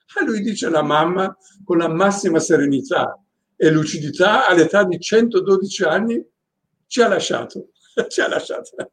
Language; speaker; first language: Italian; non-native, fluent; Persian